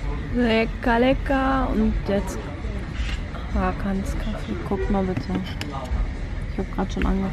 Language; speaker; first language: German; early bilingual, other home language; Turkish